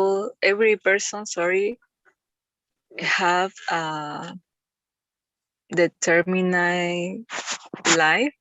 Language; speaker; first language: English; non-native, learner; Spanish